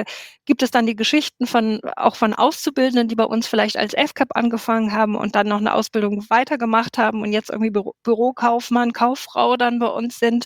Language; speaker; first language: German; native; German